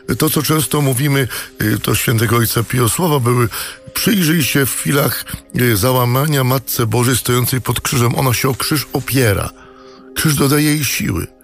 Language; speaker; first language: Polish; native; Polish